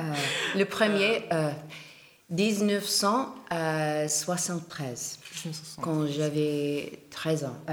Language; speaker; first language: French; non-native, learner; English